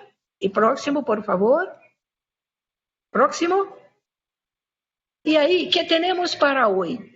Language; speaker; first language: Spanish; non-native, fluent; Portuguese